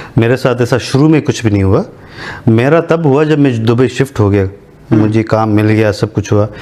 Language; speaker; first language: Urdu; non-native, local second language; Sindhi